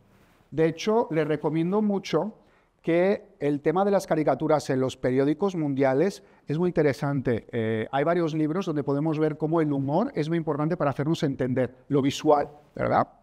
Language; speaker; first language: Spanish; native; Spanish